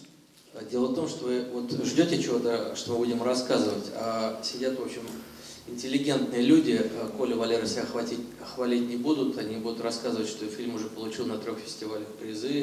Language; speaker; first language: Russian; native; Russian